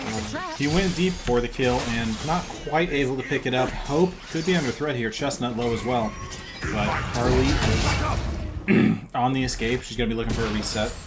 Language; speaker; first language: English; native; English